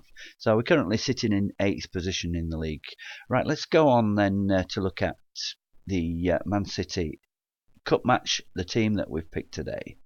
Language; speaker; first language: English; native; English